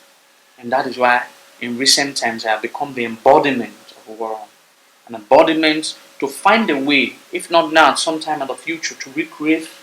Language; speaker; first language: English; non-native, local second language; Bini